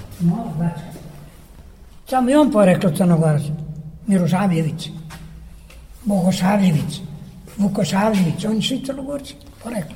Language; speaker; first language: Serbian; early bilingual, heritage; Serbian